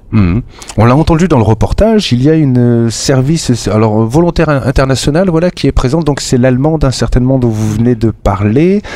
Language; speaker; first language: French; native; French